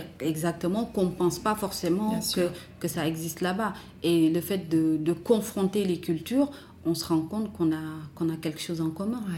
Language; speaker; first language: French; non-native, local second language; Wolof